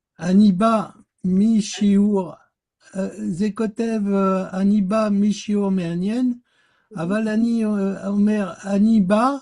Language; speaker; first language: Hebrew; non-native, learner; French